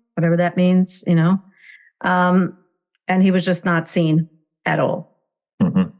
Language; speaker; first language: English; non-native, fluent; Hungarian